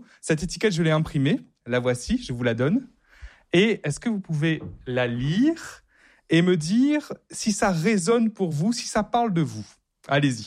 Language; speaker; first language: French; native; French